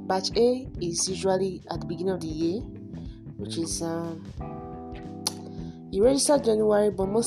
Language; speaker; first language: English; non-native, local second language; Igbo